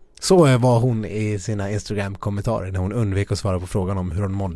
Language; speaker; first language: Swedish; native; Swedish